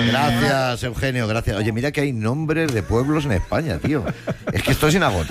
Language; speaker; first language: Spanish; native; Spanish